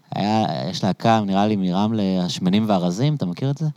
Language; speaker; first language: Hebrew; early bilingual, other home language; Arabic